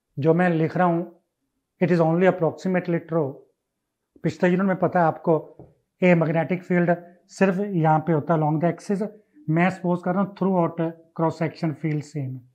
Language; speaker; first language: Hindi; non-native, local second language; Punjabi